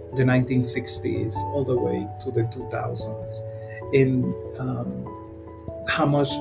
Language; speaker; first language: English; non-native, fluent; Spanish